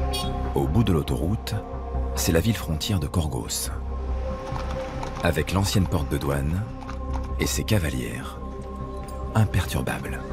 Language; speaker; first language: French; native; French